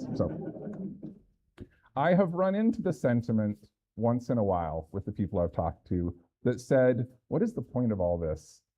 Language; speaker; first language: English; native; English